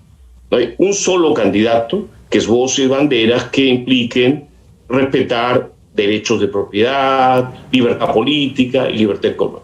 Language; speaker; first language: Spanish; native; Spanish